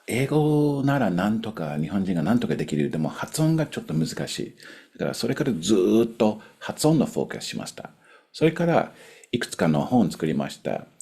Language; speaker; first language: Japanese; non-native, fluent; English